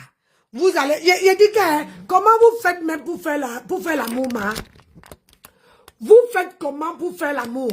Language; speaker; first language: French; non-native, local second language; Lingala